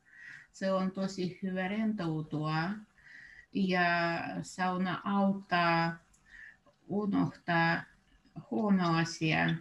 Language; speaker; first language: Finnish; non-native, learner; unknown